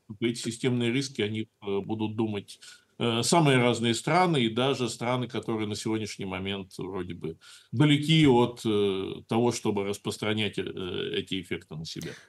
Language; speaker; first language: Russian; native; Russian